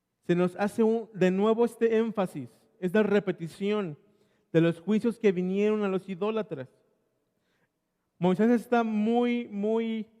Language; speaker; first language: Spanish; native; Spanish